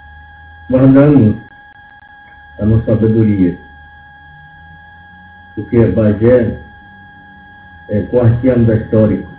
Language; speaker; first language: Portuguese; non-native, local second language; Yanomámi